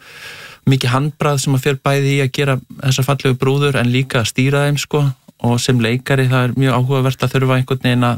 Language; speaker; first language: Icelandic; native; Icelandic